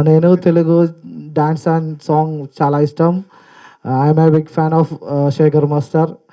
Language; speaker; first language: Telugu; non-native, learner; Malayalam